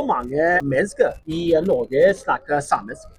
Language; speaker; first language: Norwegian; non-native, learner; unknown